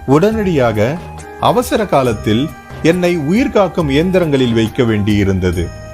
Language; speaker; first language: Tamil; native; Tamil